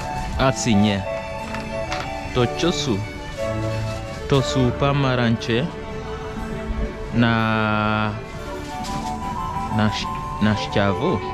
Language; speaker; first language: Slovak; non-native, learner; English